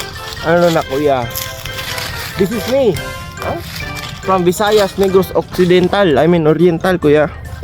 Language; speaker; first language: Filipino; non-native, local second language; Cebuano